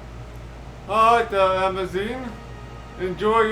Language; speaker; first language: English; native; English